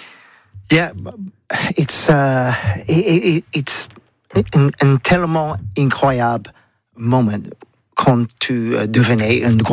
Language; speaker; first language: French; non-native, learner; English